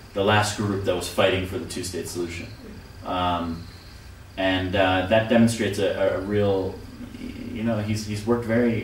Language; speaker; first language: English; native; English